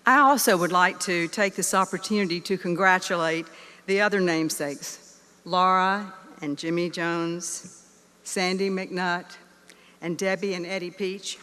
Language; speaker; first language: English; native; English